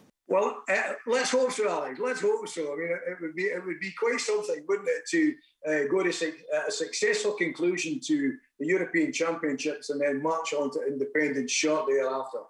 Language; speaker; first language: English; native; English